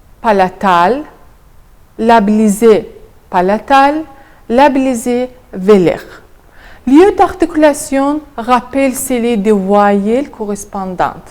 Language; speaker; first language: French; non-native, fluent; Azerbaijani